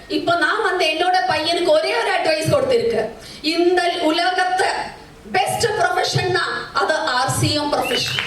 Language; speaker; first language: Tamil; non-native, learner; Malayalam